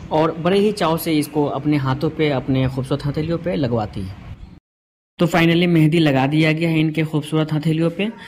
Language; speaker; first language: Hindi; native; Hindi